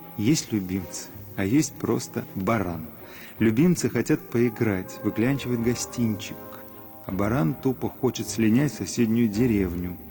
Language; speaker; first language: Russian; native; Russian